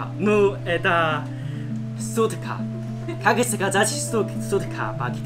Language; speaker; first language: Russian; non-native, learner; Chinese